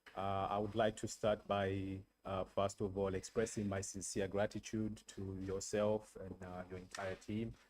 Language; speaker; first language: English; non-native, local second language; Swahili